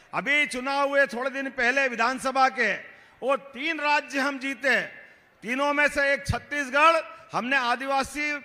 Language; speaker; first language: Hindi; native; Hindi